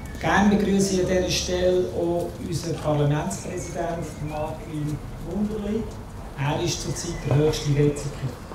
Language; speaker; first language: German; native; German